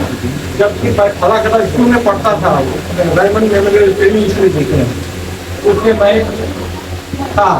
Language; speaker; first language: Hindi; non-native, local second language; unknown